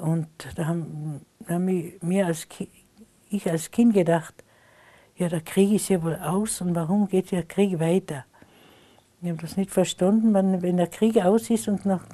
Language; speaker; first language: German; non-native, local second language; Slovenian